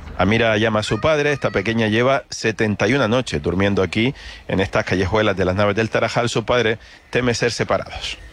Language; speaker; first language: Spanish; native; Spanish